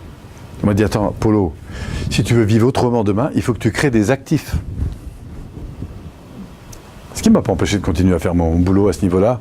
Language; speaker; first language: French; native; French